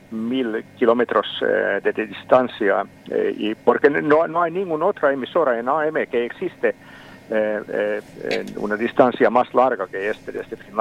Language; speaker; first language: Spanish; non-native, fluent; Finnish